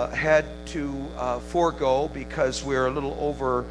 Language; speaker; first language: English; native; English